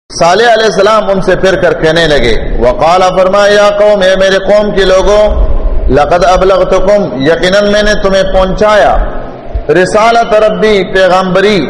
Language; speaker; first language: Urdu; non-native, local second language; Pashto